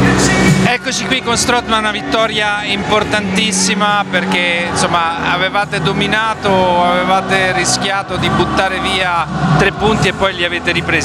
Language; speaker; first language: Italian; native; Italian